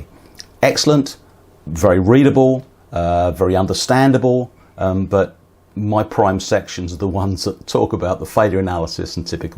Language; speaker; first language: English; native; English